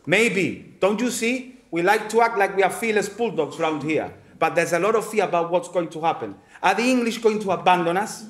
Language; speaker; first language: English; non-native, local second language; Spanish